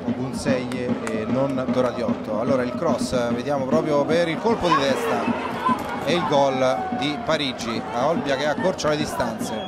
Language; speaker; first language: Italian; native; Italian